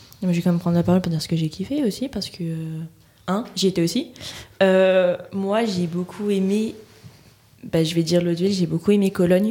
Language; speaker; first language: French; native; French